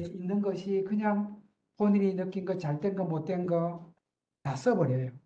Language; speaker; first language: Korean; native; Korean